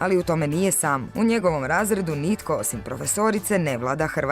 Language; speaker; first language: Croatian; native; Croatian